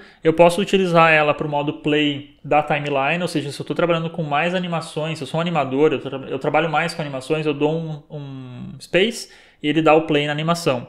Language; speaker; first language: Portuguese; native; Portuguese